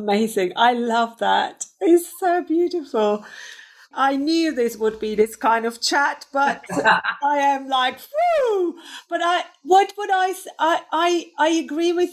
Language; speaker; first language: English; non-native, fluent; Turkish